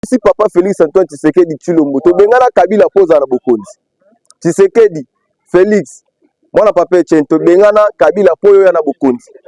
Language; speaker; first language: Lingala; native; Lingala